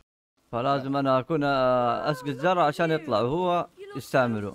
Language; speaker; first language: Arabic; native; Arabic